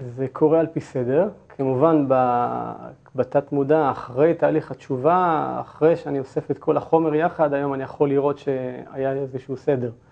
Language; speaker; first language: Hebrew; early bilingual, other home language; Turkish